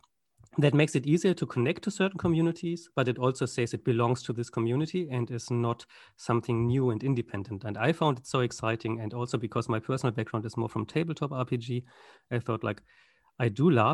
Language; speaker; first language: English; non-native, fluent; German